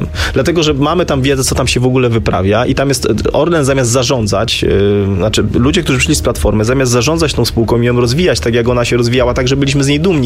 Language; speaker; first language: Polish; native; Polish